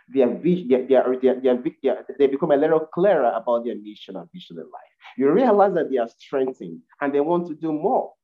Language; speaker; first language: English; non-native, local second language; Igbo